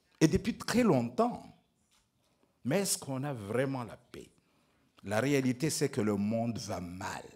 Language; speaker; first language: French; non-native, local second language; Ngazidja Comorian